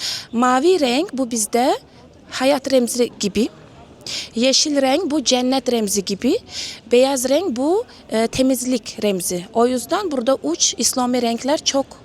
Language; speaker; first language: Turkish; non-native, learner; Uzbek